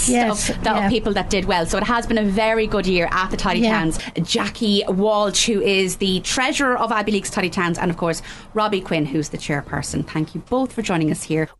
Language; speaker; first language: English; native; English